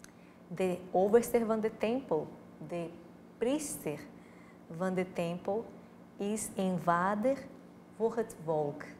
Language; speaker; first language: Dutch; non-native, fluent; Portuguese